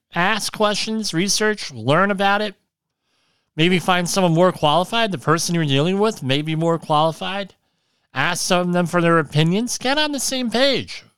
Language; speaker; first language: English; native; English